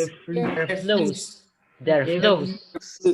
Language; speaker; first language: German; non-native, learner; English